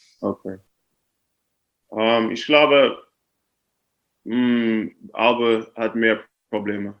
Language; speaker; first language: German; non-native, fluent; English